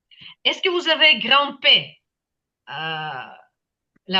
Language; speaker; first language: French; non-native, fluent; Ukrainian